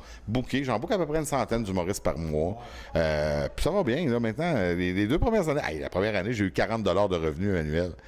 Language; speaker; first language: French; native; French